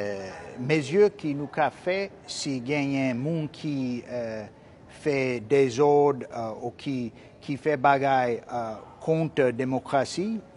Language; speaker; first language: Haitian Creole; non-native, fluent; English